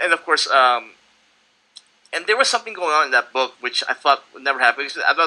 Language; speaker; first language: English; non-native, local second language; Filipino